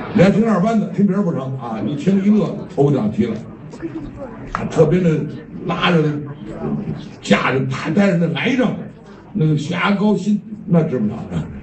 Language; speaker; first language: Chinese; native; Chinese